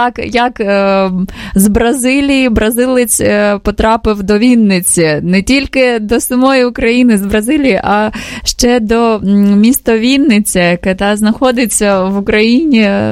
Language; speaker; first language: Ukrainian; native; Ukrainian